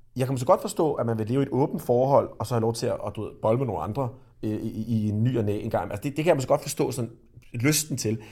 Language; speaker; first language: Danish; native; Danish